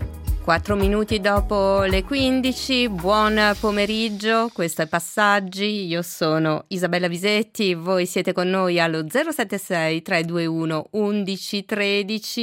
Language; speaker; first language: Italian; native; Italian